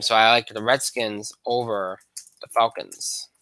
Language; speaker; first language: English; native; English